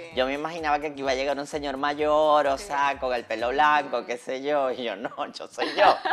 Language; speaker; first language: Spanish; native; Spanish